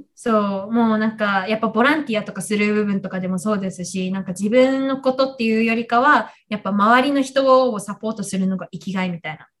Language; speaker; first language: Japanese; native; Japanese